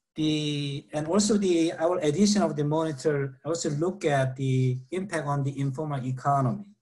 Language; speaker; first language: English; non-native, fluent; Korean